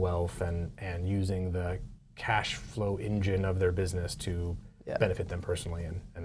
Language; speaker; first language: English; native; English